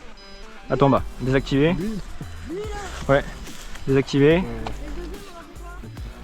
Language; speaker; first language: French; native; French